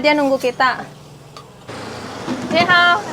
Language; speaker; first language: Indonesian; native; Indonesian